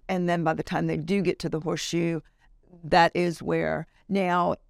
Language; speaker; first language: English; native; English